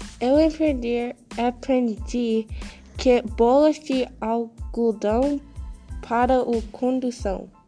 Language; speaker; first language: Portuguese; non-native, learner; English